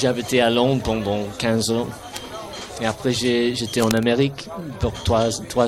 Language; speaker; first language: French; non-native, fluent; English